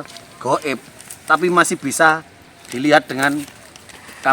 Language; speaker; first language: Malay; non-native, local second language; Javanese